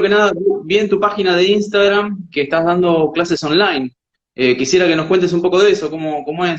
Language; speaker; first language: Spanish; native; Spanish